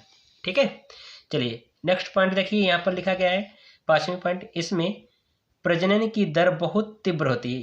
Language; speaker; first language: Hindi; native; Hindi